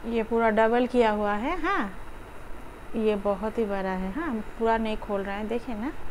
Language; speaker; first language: Hindi; non-native, local second language; Bangla